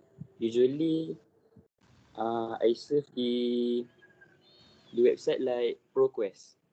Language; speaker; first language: English; non-native, learner; Malay